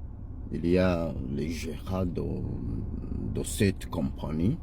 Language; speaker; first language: French; non-native, learner; Ganda